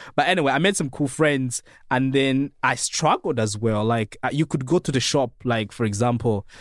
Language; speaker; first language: English; non-native, fluent; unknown